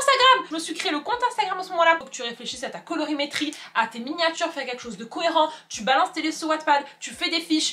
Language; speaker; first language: French; native; French